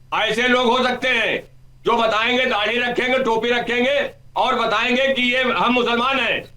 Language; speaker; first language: Hindi; native; Hindi